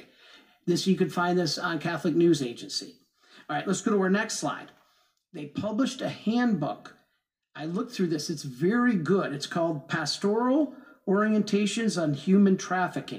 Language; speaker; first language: English; native; English